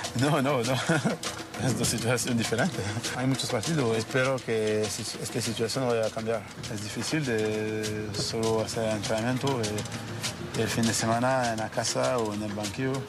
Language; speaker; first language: Spanish; non-native, learner; French